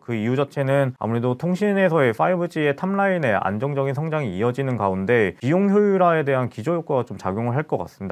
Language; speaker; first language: Korean; native; Korean